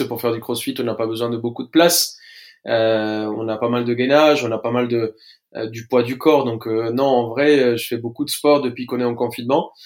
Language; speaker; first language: French; non-native, fluent; Spanish